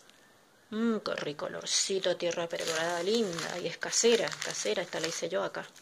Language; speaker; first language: Spanish; native; Spanish